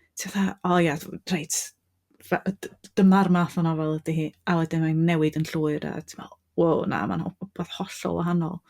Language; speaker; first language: Welsh; native; Welsh